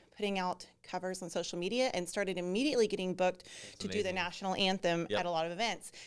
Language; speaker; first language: English; native; English